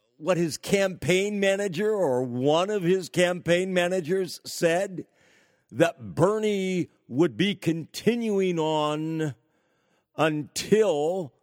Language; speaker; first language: English; native; English